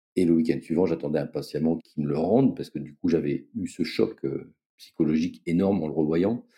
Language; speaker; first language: French; native; French